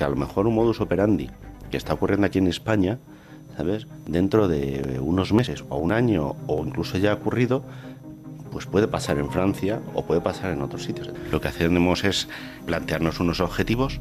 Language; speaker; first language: Spanish; native; Spanish